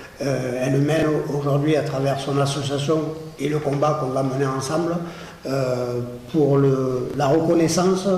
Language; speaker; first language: French; native; French